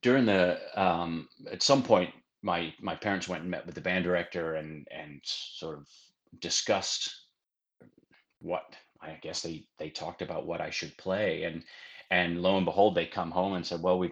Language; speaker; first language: English; native; English